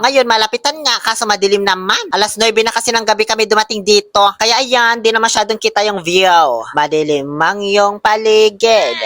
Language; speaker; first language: Filipino; native; Filipino